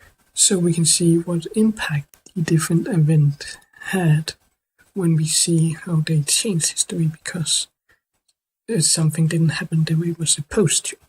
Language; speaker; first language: English; non-native, fluent; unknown